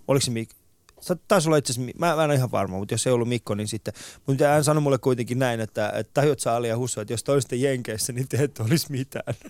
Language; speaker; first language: Finnish; non-native, fluent; Persian